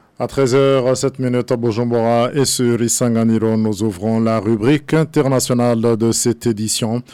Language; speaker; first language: French; non-native, local second language; Rundi